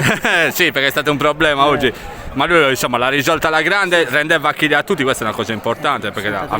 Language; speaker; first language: Italian; native; Italian